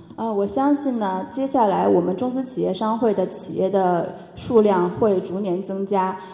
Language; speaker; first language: Chinese; native; Chinese